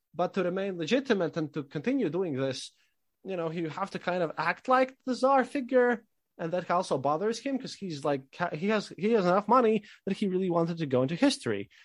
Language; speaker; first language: English; non-native, fluent; Latvian